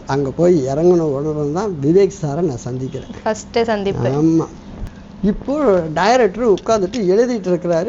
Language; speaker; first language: Tamil; native; Tamil